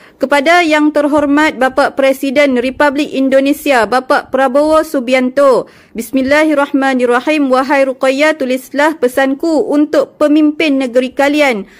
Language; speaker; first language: Malay; native; Malay